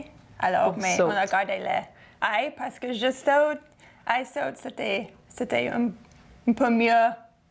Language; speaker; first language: French; non-native, fluent; English